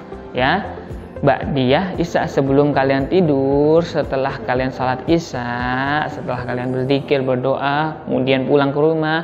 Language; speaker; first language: Indonesian; native; Indonesian